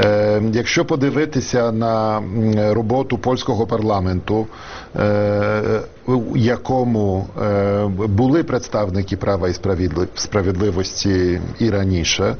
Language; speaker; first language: Ukrainian; non-native, fluent; Polish